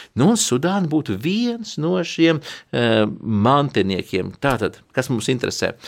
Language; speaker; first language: Latvian; native; Latvian